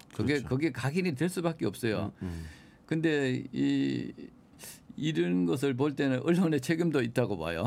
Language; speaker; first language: Korean; native; Korean